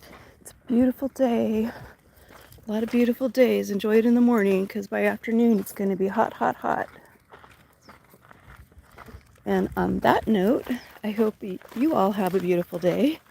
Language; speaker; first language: English; native; English